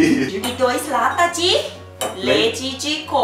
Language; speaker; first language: Portuguese; non-native, learner; Thai